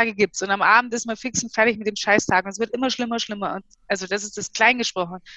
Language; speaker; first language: German; native; German